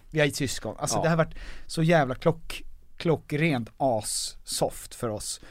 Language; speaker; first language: Swedish; native; Swedish